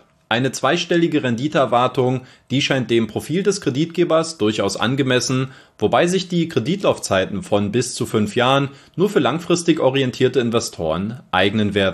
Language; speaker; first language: German; native; German